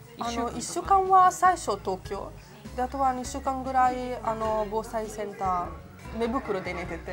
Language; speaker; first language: Japanese; non-native, fluent; Italian